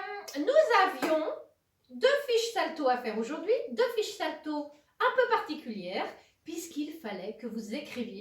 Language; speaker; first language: French; native; French